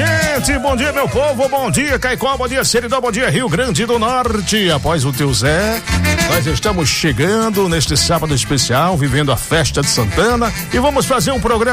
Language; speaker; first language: Portuguese; native; Portuguese